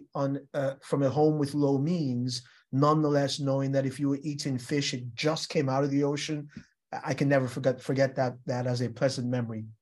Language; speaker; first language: English; non-native, local second language; Yoruba